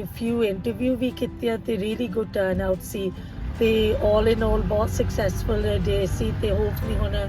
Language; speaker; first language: Punjabi; early bilingual, heritage; Punjabi